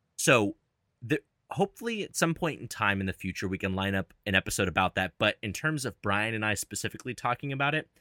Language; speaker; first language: English; native; English